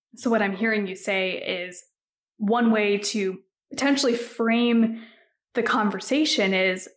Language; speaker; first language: English; native; English